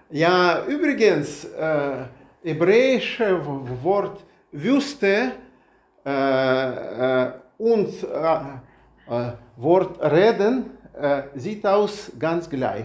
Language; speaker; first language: German; non-native, learner; Russian